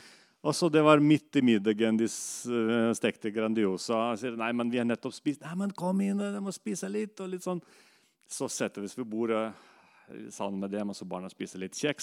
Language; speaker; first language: Norwegian; non-native, fluent; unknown